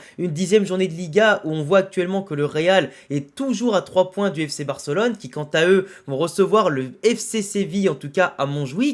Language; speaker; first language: French; native; French